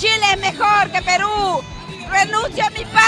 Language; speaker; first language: Spanish; non-native, fluent; English